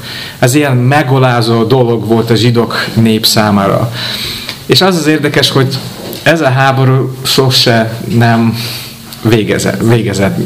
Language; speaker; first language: Hungarian; non-native, fluent; English